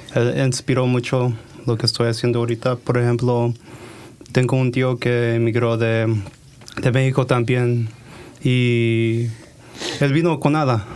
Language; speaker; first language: Spanish; early bilingual, heritage; Spanish